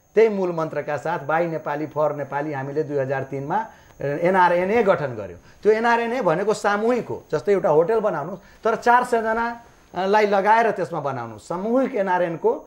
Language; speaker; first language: Nepali; non-native, local second language; Maithili